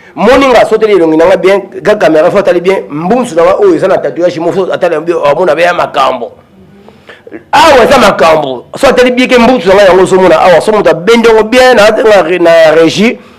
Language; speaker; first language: Lingala; non-native, local second language; Kongo